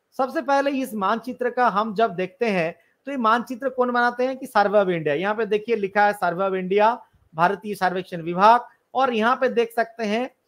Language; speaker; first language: Hindi; non-native, local second language; Bangla